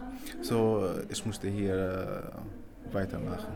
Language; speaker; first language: German; non-native, learner; Arabic